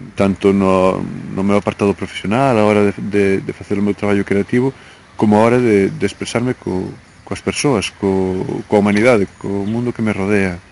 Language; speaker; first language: Galician; native; Galician